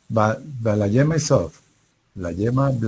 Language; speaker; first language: English; non-native, learner; Spanish